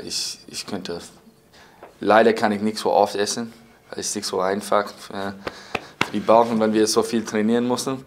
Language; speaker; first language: German; non-native, fluent; English